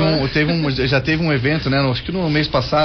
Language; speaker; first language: Portuguese; native; Portuguese